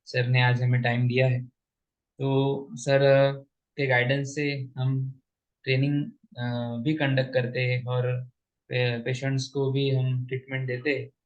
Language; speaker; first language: Hindi; non-native, local second language; Marathi